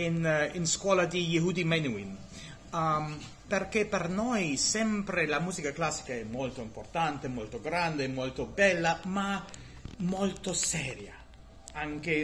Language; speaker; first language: Italian; non-native, learner; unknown